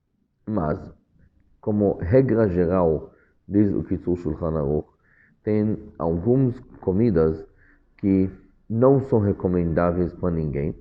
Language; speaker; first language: Portuguese; non-native, fluent; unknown